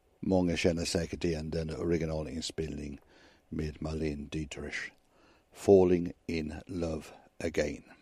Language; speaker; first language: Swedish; non-native, fluent; English